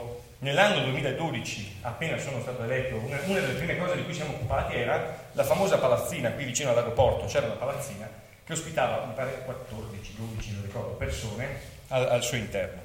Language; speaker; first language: Italian; native; Italian